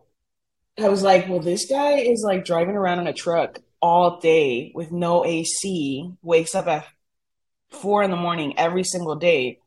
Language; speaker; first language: English; early bilingual, other home language; Spanish